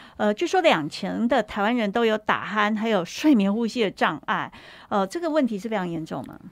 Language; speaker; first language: Chinese; native; Chinese